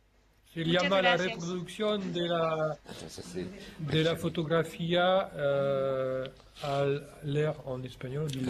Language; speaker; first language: Spanish; non-native, learner; French